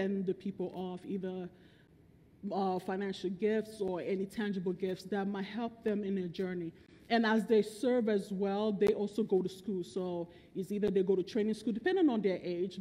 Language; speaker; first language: English; non-native, local second language; Igbo